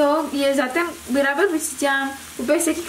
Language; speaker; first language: Turkish; non-native, learner; Indonesian